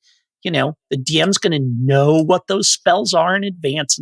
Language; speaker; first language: English; native; English